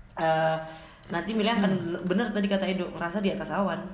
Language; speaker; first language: Indonesian; native; Indonesian